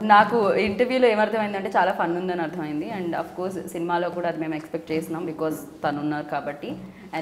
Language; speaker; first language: Telugu; native; Telugu